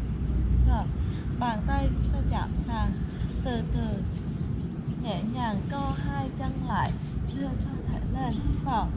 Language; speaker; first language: Vietnamese; native; Vietnamese